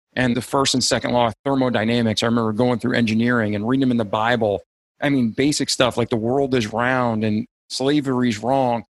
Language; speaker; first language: English; native; English